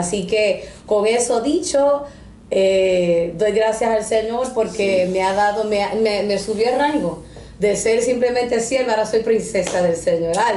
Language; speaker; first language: Spanish; native; Spanish